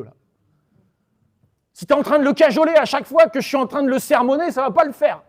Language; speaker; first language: French; native; French